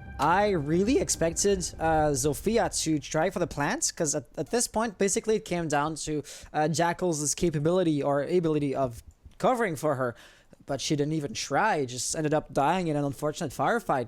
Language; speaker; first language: English; non-native, local second language; French